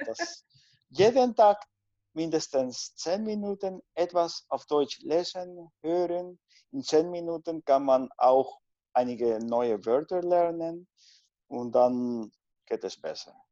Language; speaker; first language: German; non-native, fluent; Spanish